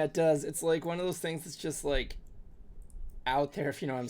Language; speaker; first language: English; native; English